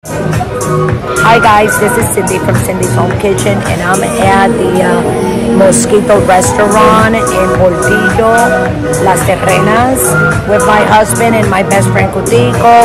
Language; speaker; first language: English; native; English